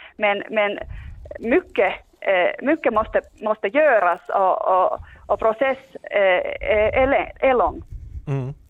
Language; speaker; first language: Swedish; non-native, local second language; Finnish